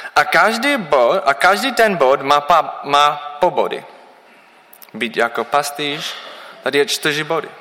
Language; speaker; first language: Czech; non-native, learner; English